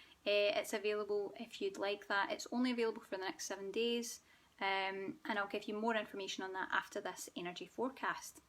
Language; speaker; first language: English; native; English